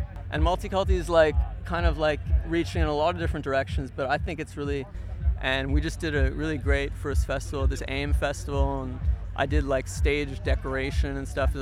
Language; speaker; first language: English; native; English